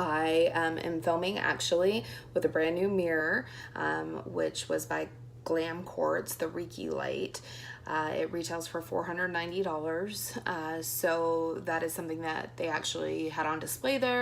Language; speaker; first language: English; native; English